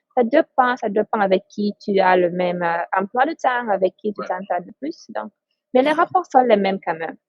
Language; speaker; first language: French; non-native, local second language; Fula